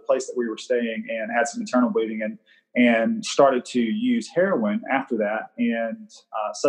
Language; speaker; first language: English; native; English